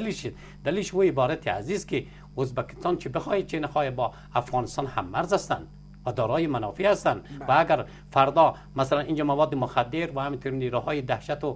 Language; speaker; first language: Persian; native; Persian